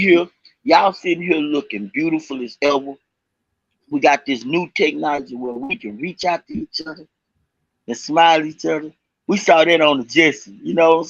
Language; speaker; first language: English; native; English